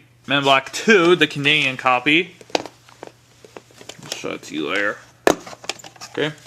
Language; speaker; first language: English; native; English